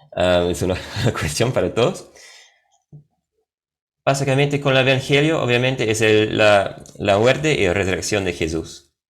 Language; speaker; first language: Spanish; non-native, fluent; English